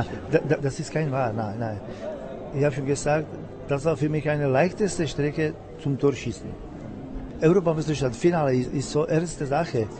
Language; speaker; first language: German; non-native, learner; Czech